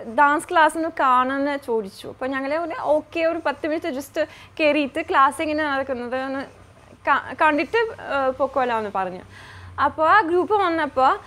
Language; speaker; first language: Malayalam; non-native, fluent; French